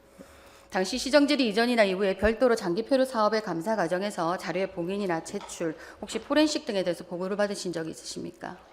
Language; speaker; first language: Korean; native; Korean